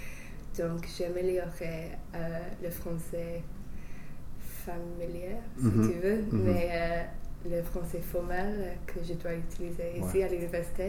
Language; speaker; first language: French; non-native, fluent; English